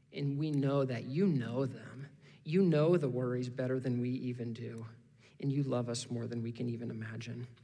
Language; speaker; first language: English; native; English